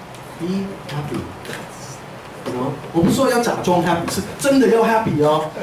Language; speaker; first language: Chinese; early bilingual, heritage; English